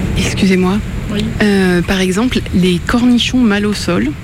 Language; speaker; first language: French; native; French